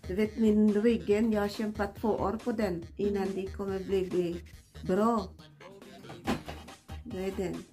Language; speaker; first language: Swedish; non-native, learner; Filipino